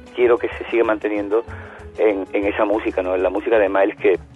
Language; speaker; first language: Spanish; native; Spanish